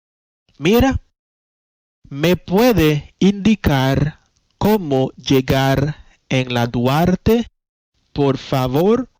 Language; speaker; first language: Spanish; non-native, fluent; Haitian Creole